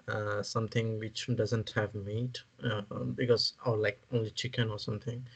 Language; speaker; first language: English; non-native, local second language; Odia